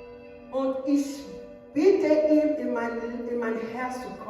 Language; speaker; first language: German; non-native, learner; French